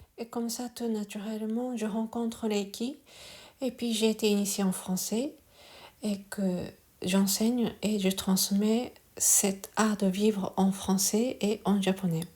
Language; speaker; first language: French; non-native, fluent; Japanese